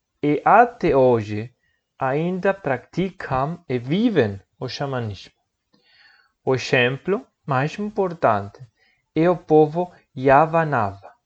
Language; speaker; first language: Portuguese; non-native, learner; Spanish